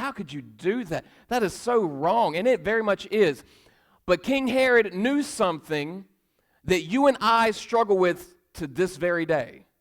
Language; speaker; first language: English; native; English